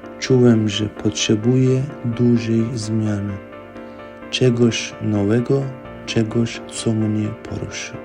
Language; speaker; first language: Polish; non-native, fluent; Turkish